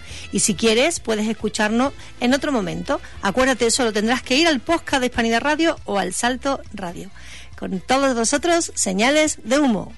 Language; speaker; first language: Spanish; native; Spanish